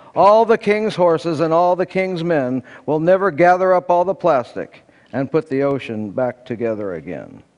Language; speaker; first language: English; native; English